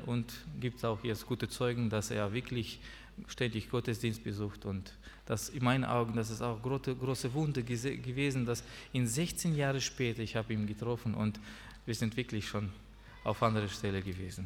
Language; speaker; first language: German; non-native, learner; Russian